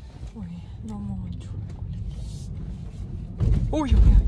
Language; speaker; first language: Korean; non-native, learner; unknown